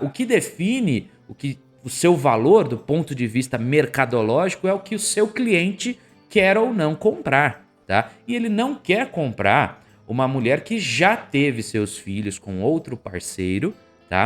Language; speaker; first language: Portuguese; native; Portuguese